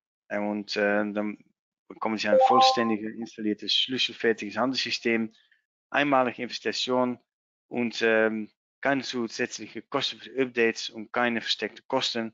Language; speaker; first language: German; non-native, learner; Dutch